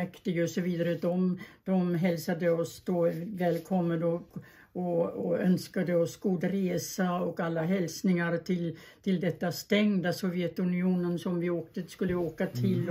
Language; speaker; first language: Swedish; early bilingual, other home language; German